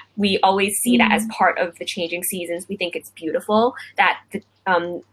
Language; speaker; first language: English; non-native, local second language; Cantonese